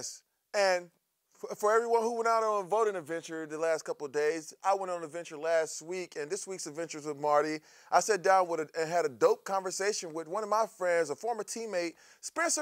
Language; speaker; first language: English; native; English